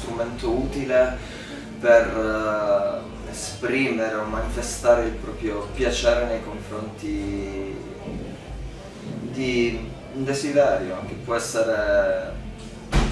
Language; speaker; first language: Italian; native; Italian